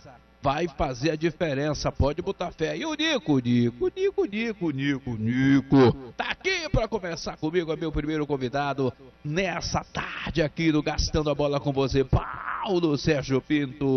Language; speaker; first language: Portuguese; native; Portuguese